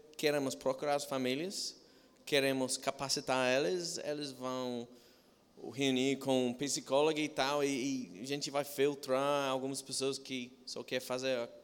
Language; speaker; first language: Portuguese; non-native, fluent; English